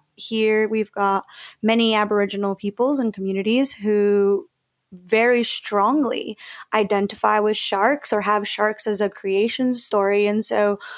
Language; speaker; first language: English; early bilingual, other home language; Spanish